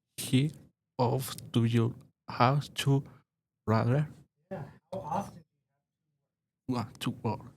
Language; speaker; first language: English; non-native, learner; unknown